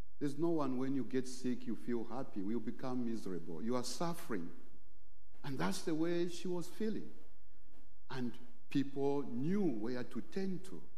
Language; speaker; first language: English; non-native, local second language; Bemba